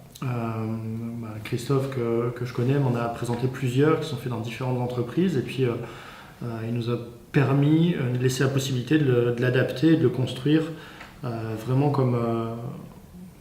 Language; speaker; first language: French; native; French